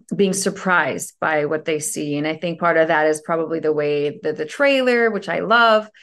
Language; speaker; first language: English; early bilingual, other home language; Persian